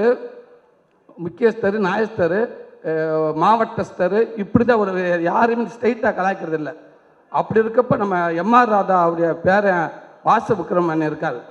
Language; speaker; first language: Tamil; native; Tamil